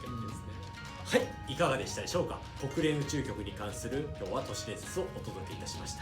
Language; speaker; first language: Japanese; native; Japanese